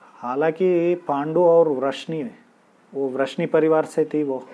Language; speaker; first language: Hindi; non-native, local second language; Kannada